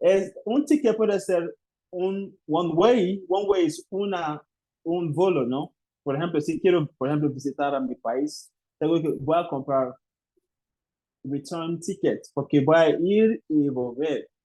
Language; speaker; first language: Spanish; non-native, fluent; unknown